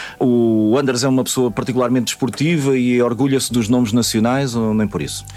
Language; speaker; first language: Portuguese; native; Portuguese